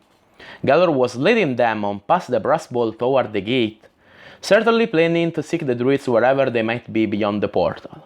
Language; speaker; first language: English; non-native, fluent; Italian